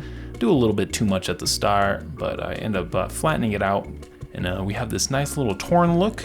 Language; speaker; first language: English; native; English